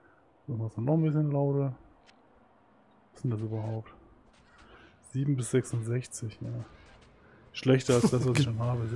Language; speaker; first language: German; native; German